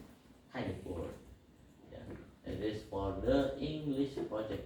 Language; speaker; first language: English; non-native, learner; Indonesian